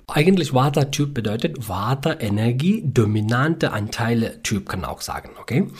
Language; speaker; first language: German; non-native, learner; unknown